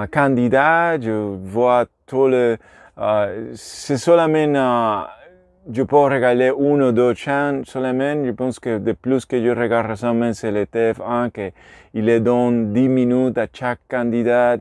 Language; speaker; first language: French; non-native, learner; Spanish